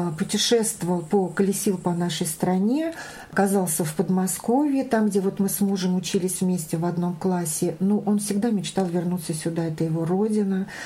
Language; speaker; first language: Russian; native; Russian